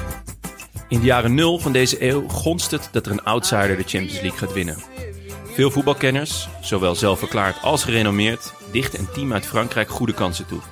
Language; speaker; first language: Dutch; native; Dutch